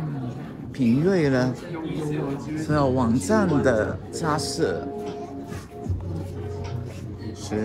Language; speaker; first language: Chinese; non-native, local second language; Cantonese